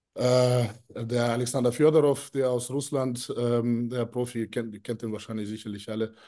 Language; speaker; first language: German; early bilingual, other home language; Russian